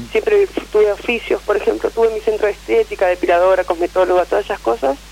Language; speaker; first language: Spanish; native; Spanish